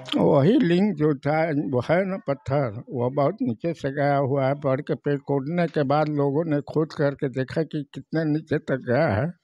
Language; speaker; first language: Hindi; native; Hindi